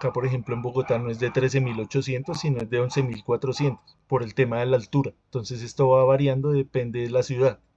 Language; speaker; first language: Spanish; native; Spanish